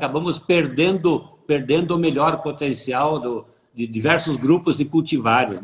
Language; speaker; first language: Portuguese; native; Portuguese